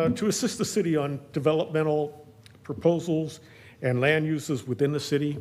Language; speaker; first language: English; native; English